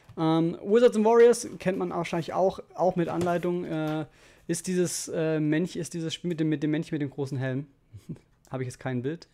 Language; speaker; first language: German; native; German